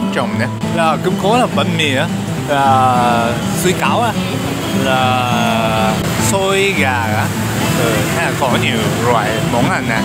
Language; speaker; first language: Vietnamese; non-native, learner; Japanese